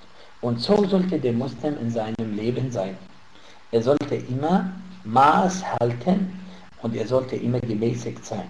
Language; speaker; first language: German; non-native, fluent; Arabic